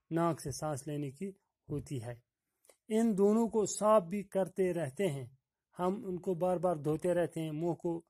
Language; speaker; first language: Urdu; non-native, local second language; Kashmiri